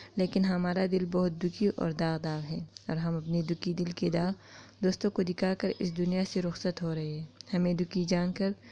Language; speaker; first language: Urdu; non-native, local second language; Pashto